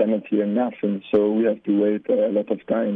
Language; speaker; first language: English; non-native, learner; Italian